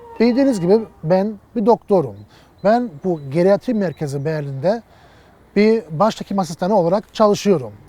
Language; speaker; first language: Turkish; early bilingual, heritage; Turkish